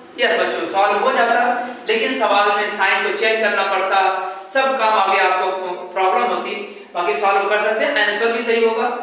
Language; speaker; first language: Hindi; native; Hindi